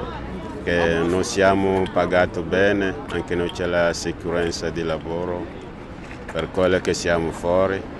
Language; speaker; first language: Italian; non-native, learner; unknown